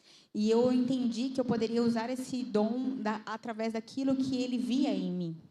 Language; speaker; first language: Portuguese; native; Portuguese